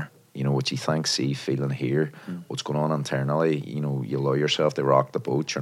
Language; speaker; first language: English; native; English